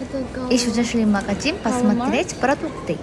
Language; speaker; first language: Russian; non-native, learner; Korean